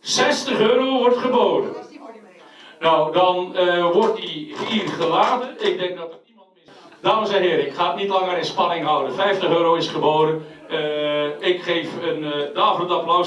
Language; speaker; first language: Dutch; native; Dutch